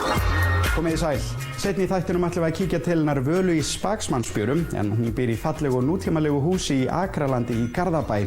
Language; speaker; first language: Icelandic; native; Icelandic